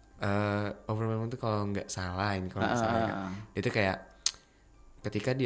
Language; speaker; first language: Indonesian; native; Indonesian